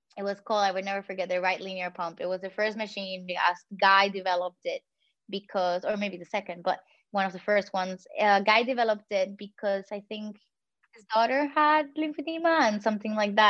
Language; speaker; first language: English; non-native, fluent; Spanish